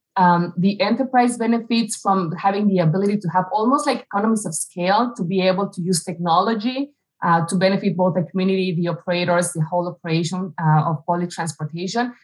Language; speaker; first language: English; non-native, fluent; Spanish